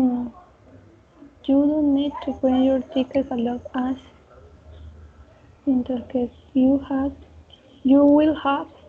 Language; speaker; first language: English; non-native, learner; Spanish